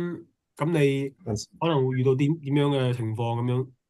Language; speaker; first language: Chinese; native; Chinese